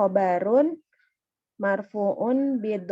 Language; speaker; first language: Arabic; non-native, learner; Indonesian